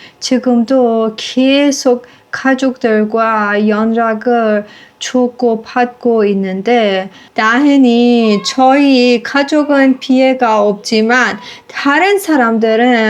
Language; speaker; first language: Korean; non-native, fluent; Persian